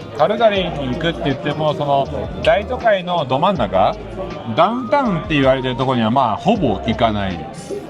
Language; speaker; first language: Japanese; native; Japanese